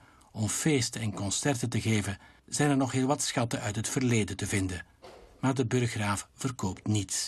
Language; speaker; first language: Dutch; native; Dutch